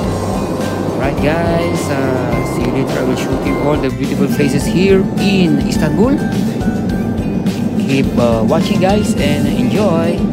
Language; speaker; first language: English; non-native, learner; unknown